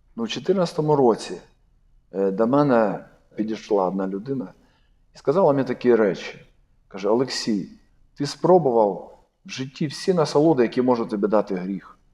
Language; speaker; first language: Ukrainian; non-native, local second language; Russian